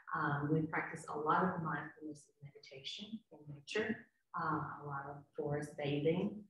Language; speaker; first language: English; native; English